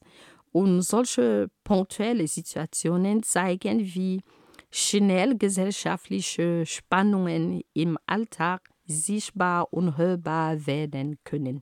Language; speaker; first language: German; non-native, fluent; Ghomala